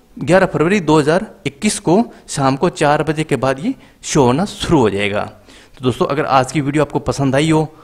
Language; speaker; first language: Hindi; native; Hindi